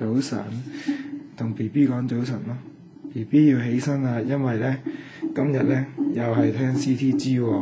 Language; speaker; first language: Cantonese; native; Cantonese